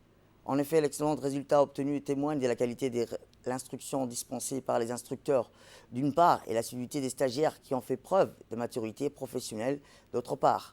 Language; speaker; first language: French; native; French